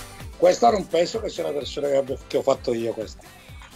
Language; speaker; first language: Italian; native; Italian